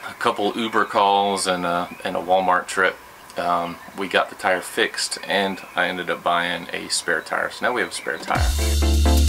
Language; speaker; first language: English; native; English